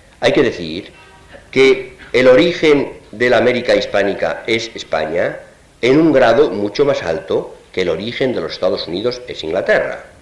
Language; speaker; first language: Spanish; native; Spanish